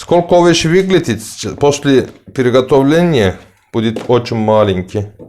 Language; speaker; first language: Russian; non-native, learner; Turkish